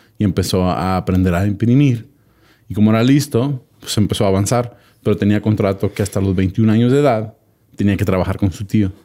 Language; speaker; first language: Spanish; early bilingual, heritage; Spanish